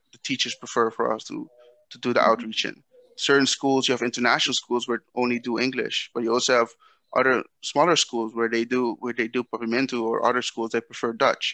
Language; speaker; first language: English; non-native, fluent; Dutch